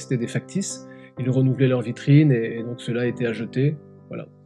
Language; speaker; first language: French; native; French